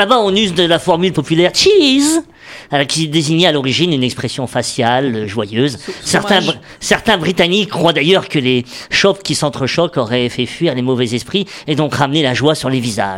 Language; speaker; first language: French; native; French